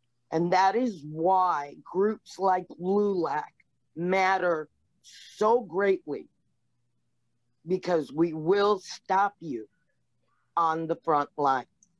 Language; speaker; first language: English; early bilingual, other home language; Spanish